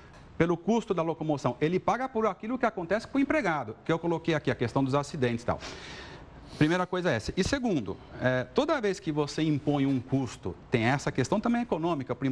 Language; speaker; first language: Portuguese; native; Portuguese